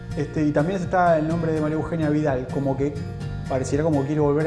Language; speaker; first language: Spanish; native; Spanish